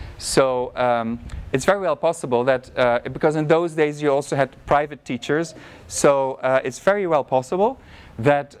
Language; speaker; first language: English; non-native, fluent; Dutch